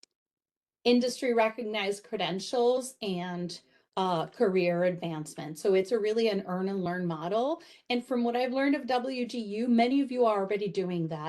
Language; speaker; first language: English; native; English